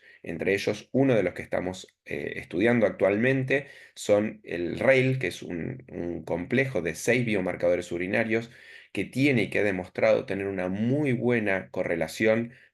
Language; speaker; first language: Spanish; native; Spanish